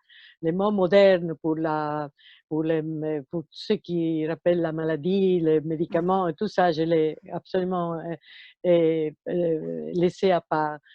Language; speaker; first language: French; non-native, fluent; Italian